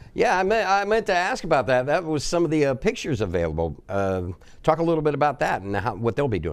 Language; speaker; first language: English; native; English